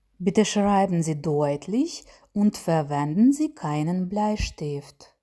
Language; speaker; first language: German; non-native, learner; Ukrainian